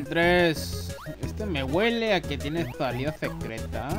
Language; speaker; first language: Spanish; native; Spanish